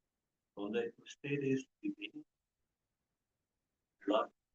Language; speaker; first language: Spanish; non-native, learner; English